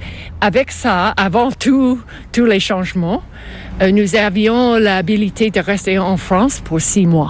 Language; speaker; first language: French; non-native, local second language; English